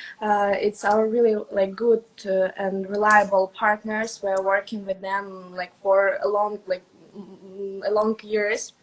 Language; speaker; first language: English; non-native, fluent; Russian